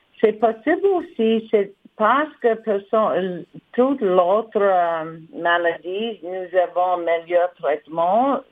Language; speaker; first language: French; non-native, learner; English